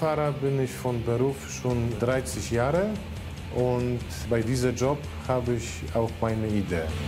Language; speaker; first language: German; non-native, local second language; Polish